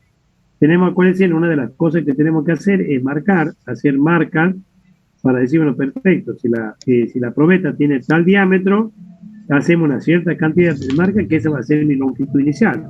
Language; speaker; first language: Spanish; native; Spanish